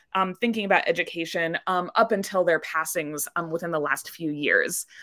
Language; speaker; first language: English; native; English